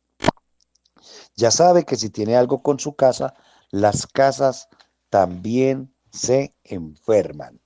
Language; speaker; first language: Spanish; native; Spanish